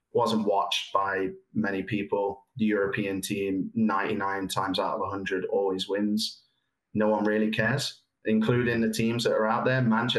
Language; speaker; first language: English; native; English